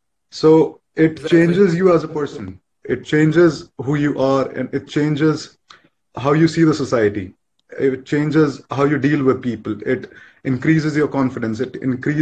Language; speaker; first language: English; non-native, local second language; Hindi